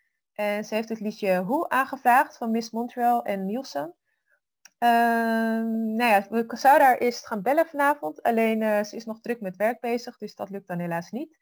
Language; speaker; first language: Dutch; native; Dutch